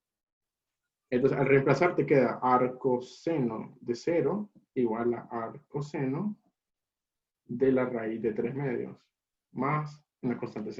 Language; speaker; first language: Spanish; native; Spanish